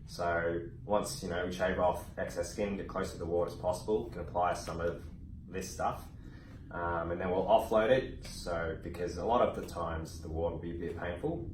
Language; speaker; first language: English; native; English